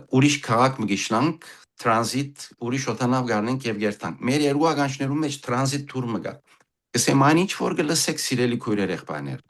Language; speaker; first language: Armenian; early bilingual, heritage; Armenian